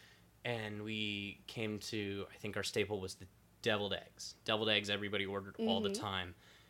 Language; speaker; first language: English; native; English